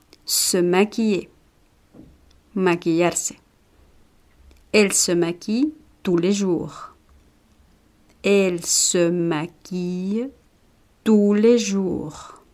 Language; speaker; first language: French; non-native, fluent; Spanish